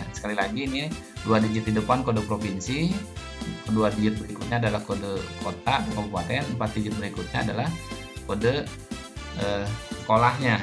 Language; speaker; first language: Indonesian; native; Indonesian